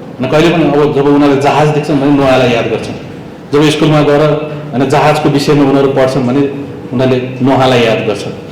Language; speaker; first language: Nepali; native; Nepali